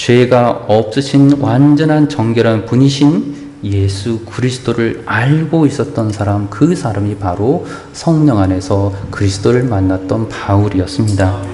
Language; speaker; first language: Korean; native; Korean